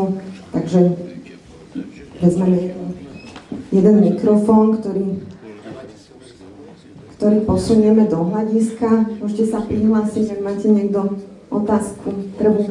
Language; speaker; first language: Slovak; native; Slovak